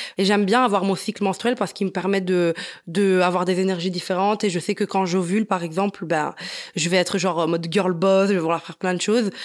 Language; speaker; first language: French; early bilingual, other home language; Italian